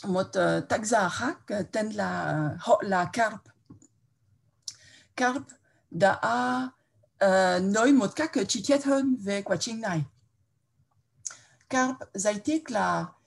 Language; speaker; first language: Vietnamese; non-native, fluent; French